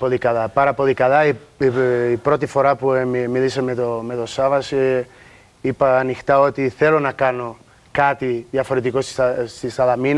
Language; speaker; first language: Greek; non-native, learner; Portuguese